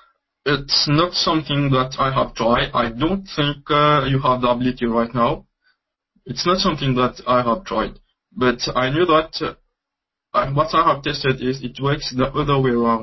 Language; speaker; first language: English; non-native, local second language; Morisyen